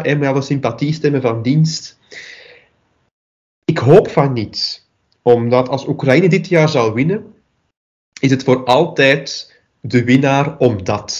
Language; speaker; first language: Dutch; native; Dutch